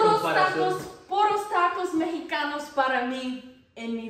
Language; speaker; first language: Spanish; non-native, learner; English